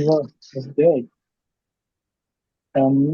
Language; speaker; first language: English; non-native, learner; Hindi